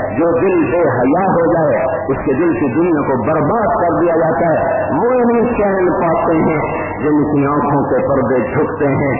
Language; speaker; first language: Urdu; non-native, local second language; Punjabi